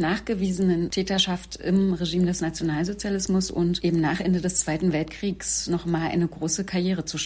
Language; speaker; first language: German; native; German